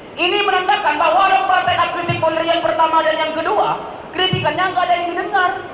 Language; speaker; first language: Indonesian; non-native, local second language; Madurese